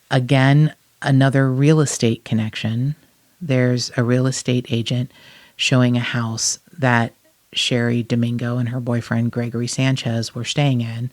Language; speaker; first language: English; native; English